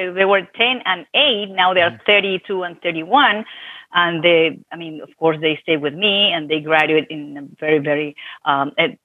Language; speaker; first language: English; non-native, fluent; Spanish